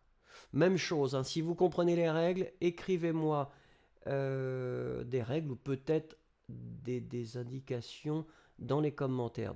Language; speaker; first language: French; native; French